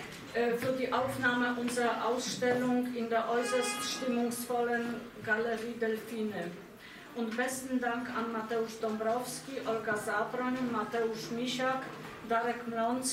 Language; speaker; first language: German; non-native, fluent; Polish